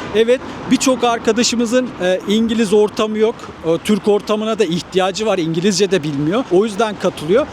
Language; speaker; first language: Turkish; native; Turkish